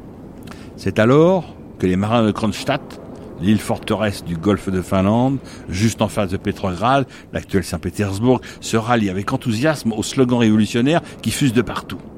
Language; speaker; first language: French; native; French